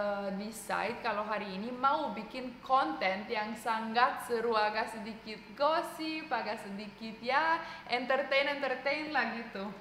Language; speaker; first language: Indonesian; non-native, fluent; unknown